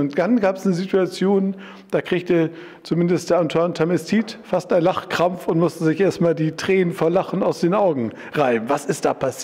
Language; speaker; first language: German; native; German